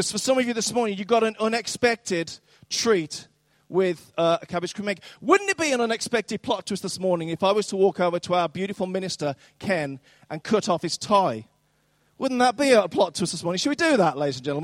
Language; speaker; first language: English; native; English